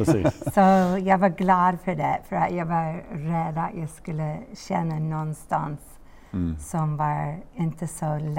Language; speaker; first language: Swedish; non-native, learner; English